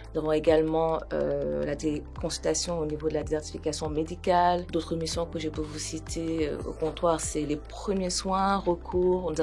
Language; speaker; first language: French; non-native, local second language; Wolof